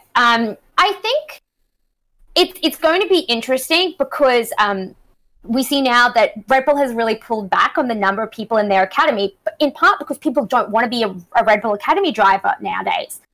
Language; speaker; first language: English; native; English